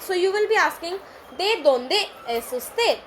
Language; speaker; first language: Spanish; non-native, learner; Hindi